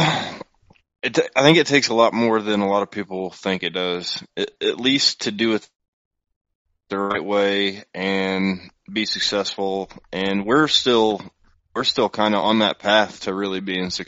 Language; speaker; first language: English; native; English